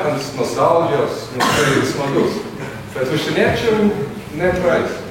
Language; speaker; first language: Lithuanian; non-native, fluent; English